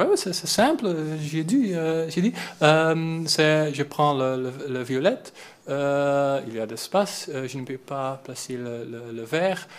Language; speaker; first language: French; non-native, learner; Dutch